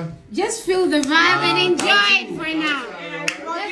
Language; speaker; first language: English; non-native, local second language; Swahili